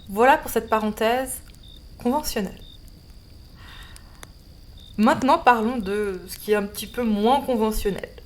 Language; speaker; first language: French; native; French